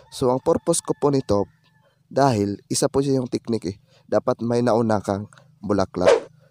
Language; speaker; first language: Filipino; non-native, local second language; Cebuano